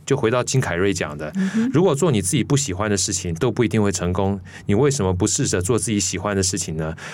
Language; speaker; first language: Chinese; native; Chinese